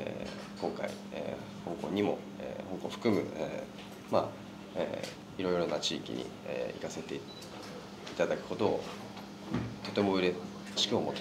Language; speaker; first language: Japanese; native; Japanese